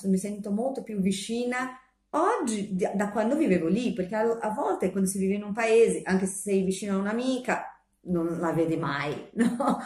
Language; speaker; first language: Italian; non-native, fluent; Portuguese